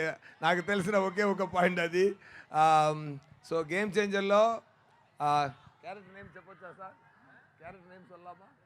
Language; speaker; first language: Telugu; non-native, learner; Tamil